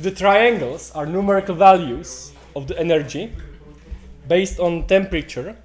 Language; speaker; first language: English; non-native, fluent; Czech